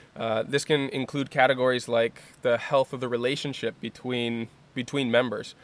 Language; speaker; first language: English; native; English